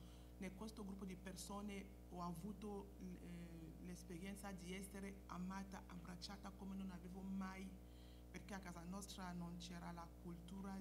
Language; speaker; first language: Italian; non-native, fluent; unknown